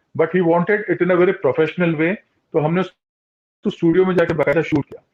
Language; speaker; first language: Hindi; non-native, local second language; Tulu